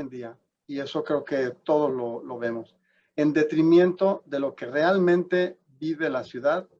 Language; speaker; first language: Spanish; native; Spanish